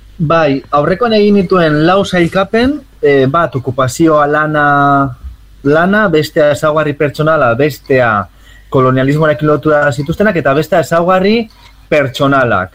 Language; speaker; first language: Basque; native; Basque